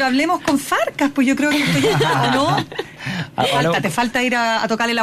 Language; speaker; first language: Spanish; native; Spanish